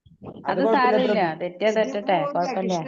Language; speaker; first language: Malayalam; native; Malayalam